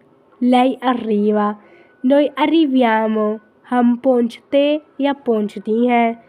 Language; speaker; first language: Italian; non-native, fluent; Urdu